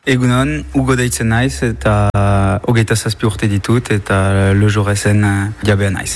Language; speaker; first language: Basque; non-native, local second language; French